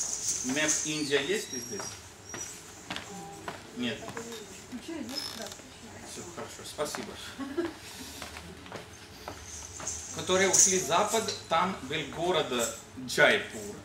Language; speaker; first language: Russian; non-native, learner; Hindi